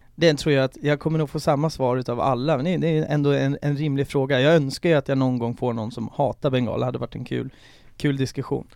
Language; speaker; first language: Swedish; native; Swedish